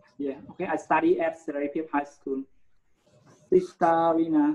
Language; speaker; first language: English; non-native, learner; Khmer